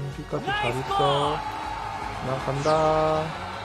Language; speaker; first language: Korean; native; Korean